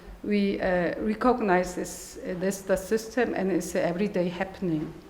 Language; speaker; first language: English; non-native, learner; German